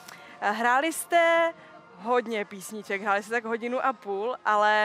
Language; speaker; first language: Czech; native; Czech